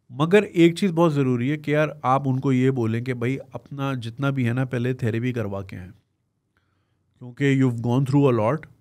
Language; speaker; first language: Urdu; native; Urdu